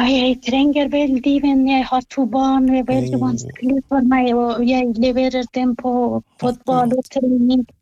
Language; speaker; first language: Norwegian; non-native, learner; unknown